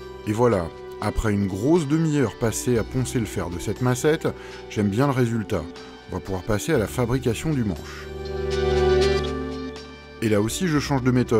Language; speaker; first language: French; native; French